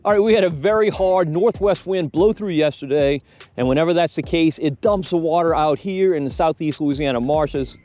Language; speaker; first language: English; native; English